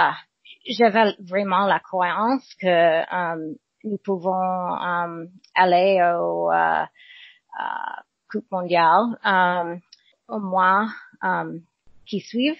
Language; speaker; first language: French; non-native, learner; English